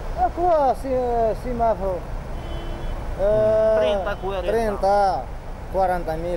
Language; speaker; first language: Italian; non-native, learner; Arabic